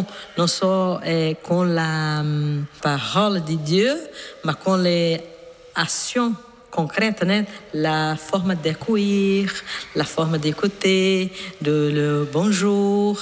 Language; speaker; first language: French; non-native, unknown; Portuguese